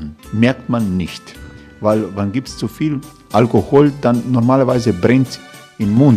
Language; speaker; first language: German; non-native, learner; Croatian